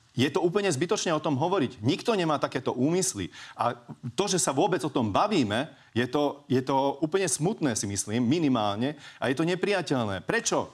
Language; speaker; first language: Slovak; non-native, local second language; Hungarian